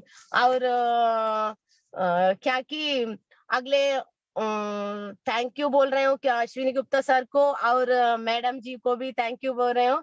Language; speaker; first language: Hindi; non-native, local second language; Kannada